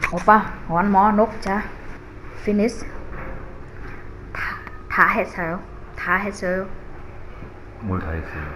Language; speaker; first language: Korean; non-native, learner; Vietnamese